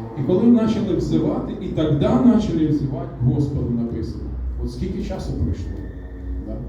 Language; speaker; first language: Ukrainian; non-native, local second language; Russian